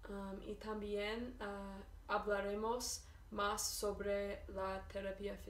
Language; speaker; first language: Spanish; non-native, learner; English